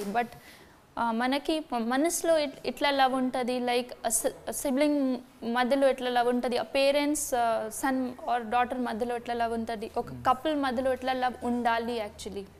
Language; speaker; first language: Telugu; non-native, fluent; Hindi